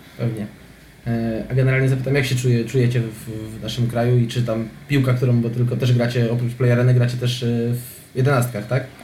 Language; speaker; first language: Polish; native; Polish